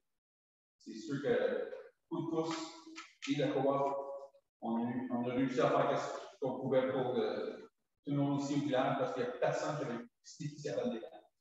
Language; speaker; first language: French; native; French